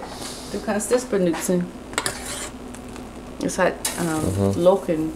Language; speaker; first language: German; non-native, learner; English